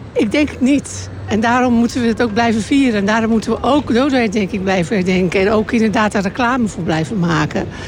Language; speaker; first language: Dutch; native; Dutch